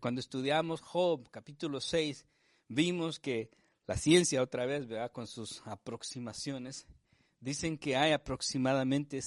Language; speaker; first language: Spanish; native; Spanish